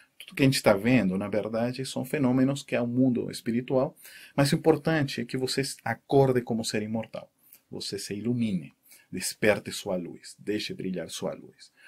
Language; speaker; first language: Portuguese; non-native, fluent; Spanish